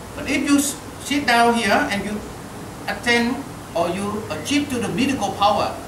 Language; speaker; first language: English; non-native, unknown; Vietnamese